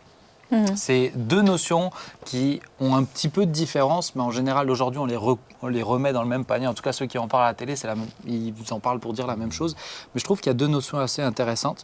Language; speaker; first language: French; native; French